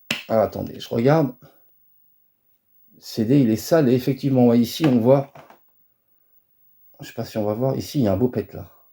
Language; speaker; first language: French; native; French